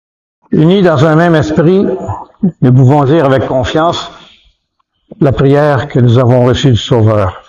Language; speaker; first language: French; native; French